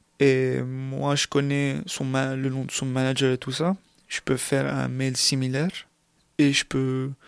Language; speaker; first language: French; non-native, local second language; Arabic